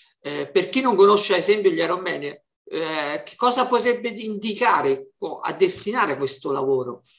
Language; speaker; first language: Italian; native; Italian